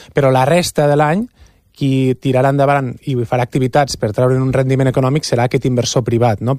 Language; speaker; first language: Catalan; native; Catalan